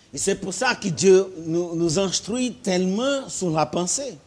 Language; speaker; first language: French; non-native, fluent; Portuguese